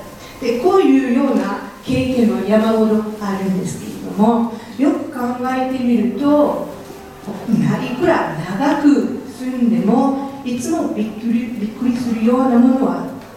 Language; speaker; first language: Japanese; non-native, fluent; French